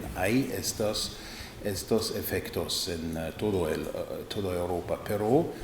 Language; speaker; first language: Spanish; non-native, fluent; German